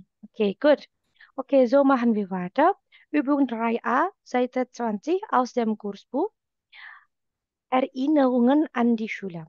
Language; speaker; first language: German; non-native, fluent; Indonesian